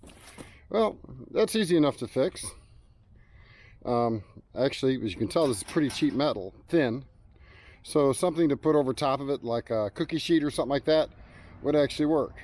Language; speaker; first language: English; native; English